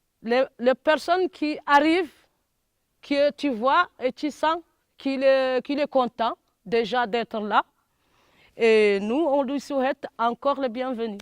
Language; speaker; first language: French; non-native, local second language; Arabic